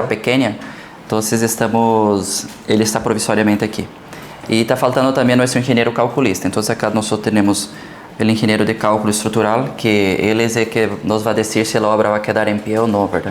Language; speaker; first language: Portuguese; early bilingual, heritage; Portuguese